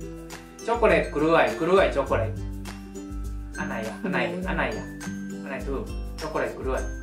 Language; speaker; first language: Thai; non-native, fluent; Japanese